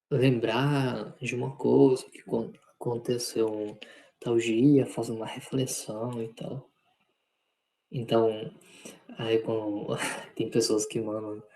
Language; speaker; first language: Portuguese; non-native, fluent; Spanish